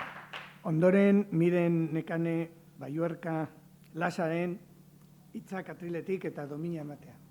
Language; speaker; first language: Basque; native; Basque